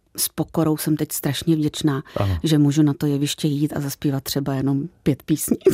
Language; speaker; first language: Czech; native; Czech